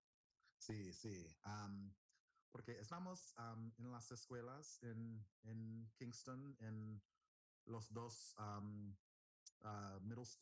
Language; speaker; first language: Spanish; non-native, learner; English